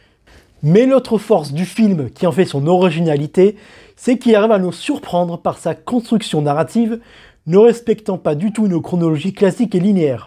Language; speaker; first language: French; native; French